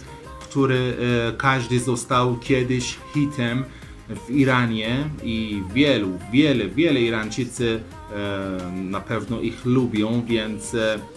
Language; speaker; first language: Polish; non-native, learner; Persian